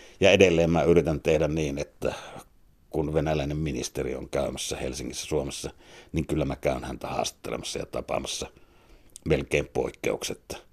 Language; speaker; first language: Finnish; native; Finnish